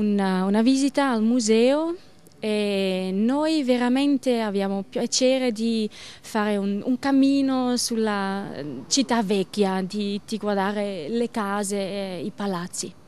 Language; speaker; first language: Italian; non-native, learner; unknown